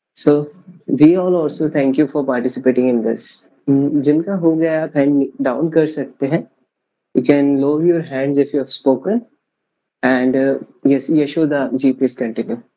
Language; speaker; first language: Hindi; native; Hindi